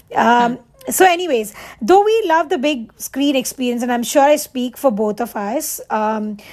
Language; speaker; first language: English; non-native, local second language; Bangla